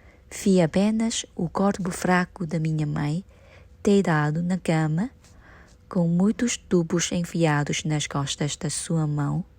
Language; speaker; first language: Portuguese; non-native, learner; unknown